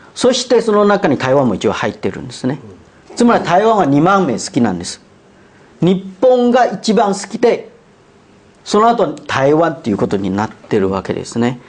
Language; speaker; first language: Japanese; non-native, fluent; Chinese